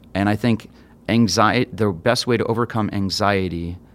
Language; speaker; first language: English; native; English